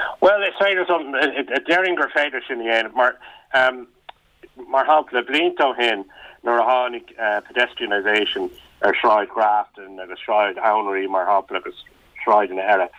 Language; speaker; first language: Irish; non-native, local second language; English